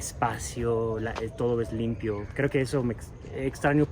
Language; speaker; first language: Spanish; non-native, fluent; English